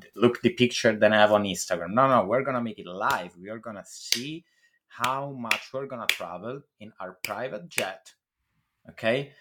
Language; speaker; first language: English; non-native, fluent; Italian